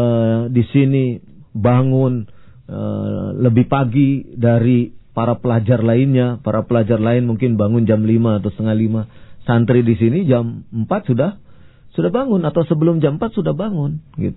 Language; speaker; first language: Indonesian; native; Indonesian